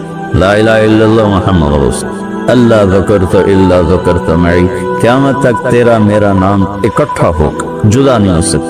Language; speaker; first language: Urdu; non-native, local second language; Saraiki